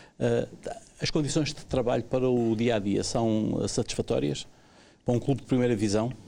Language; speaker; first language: Portuguese; native; Portuguese